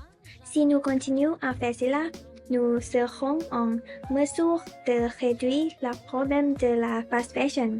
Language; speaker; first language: French; non-native, learner; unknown